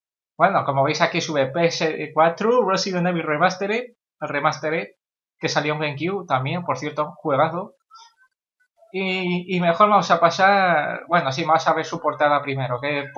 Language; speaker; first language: Spanish; native; Spanish